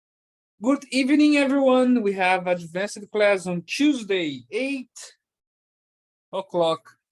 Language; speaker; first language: English; non-native, fluent; Portuguese